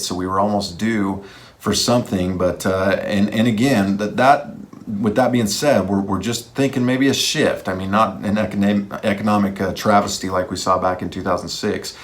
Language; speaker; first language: English; native; English